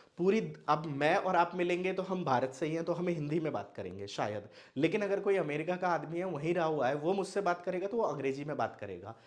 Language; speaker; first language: Hindi; non-native, local second language; Maithili